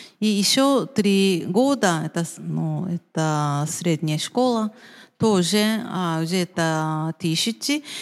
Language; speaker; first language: Russian; non-native, fluent; Japanese